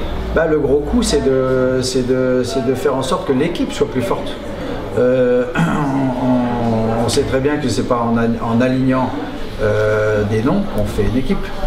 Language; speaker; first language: French; native; French